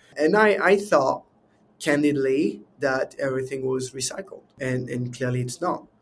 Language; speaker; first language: English; non-native, fluent; French